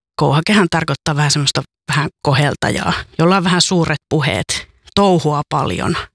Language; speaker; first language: Finnish; native; Finnish